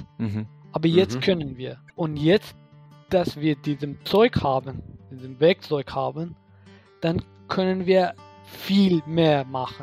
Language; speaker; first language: German; non-native, fluent; Persian